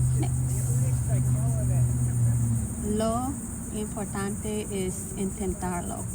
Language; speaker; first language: Spanish; non-native, learner; Lao